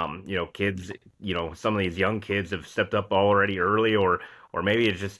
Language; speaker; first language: English; native; English